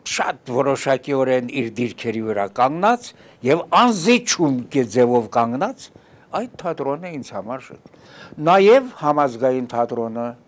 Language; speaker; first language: Armenian; early bilingual, heritage; Armenian